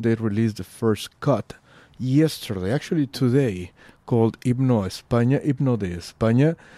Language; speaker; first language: English; non-native, fluent; Spanish